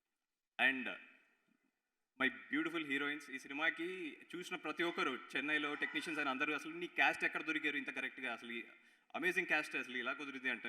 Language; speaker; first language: Telugu; native; Telugu